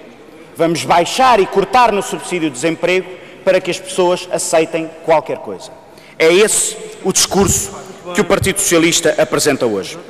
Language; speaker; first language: Portuguese; native; Portuguese